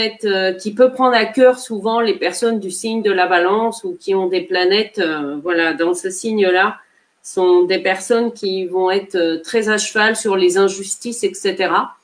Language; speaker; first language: French; native; French